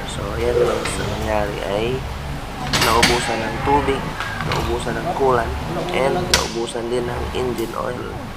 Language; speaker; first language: Filipino; native; Filipino